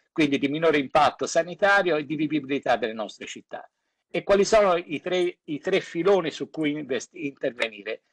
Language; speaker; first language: Italian; native; Italian